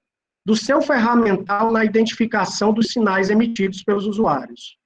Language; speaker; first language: Portuguese; native; Portuguese